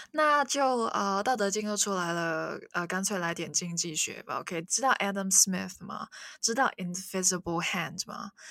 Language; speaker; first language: Chinese; non-native, local second language; Cantonese